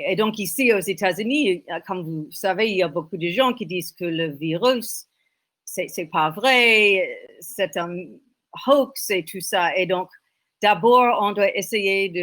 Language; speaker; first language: French; non-native, learner; English